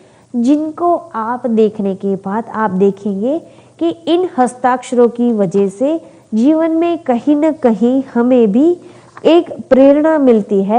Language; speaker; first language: Hindi; non-native, local second language; Gujarati